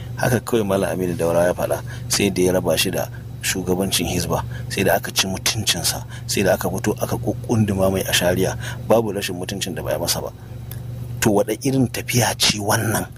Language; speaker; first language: Hausa; native; Hausa